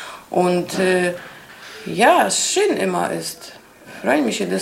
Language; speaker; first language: German; non-native, learner; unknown